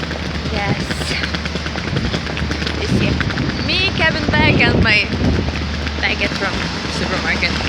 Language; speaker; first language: English; non-native, learner; Russian